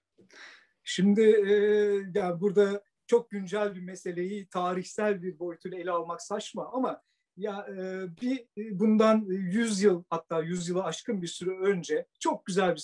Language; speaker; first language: Turkish; native; Turkish